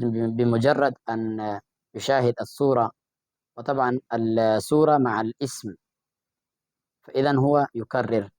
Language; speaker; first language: Arabic; non-native, fluent; Urdu